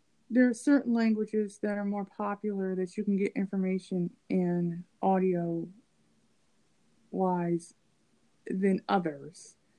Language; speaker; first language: English; native; English